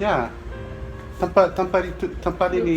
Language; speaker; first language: Indonesian; non-native, learner; English